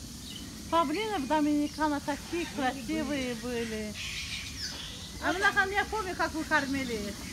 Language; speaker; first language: Russian; non-native, fluent; Azerbaijani